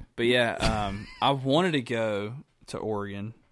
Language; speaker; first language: English; native; English